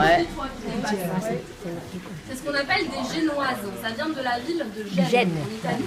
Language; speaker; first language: French; native; French